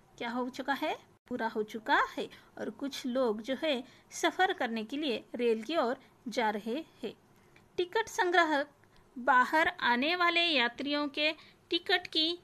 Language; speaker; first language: Hindi; non-native, local second language; Marathi